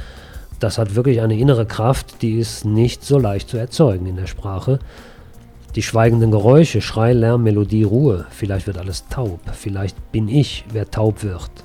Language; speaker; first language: German; native; German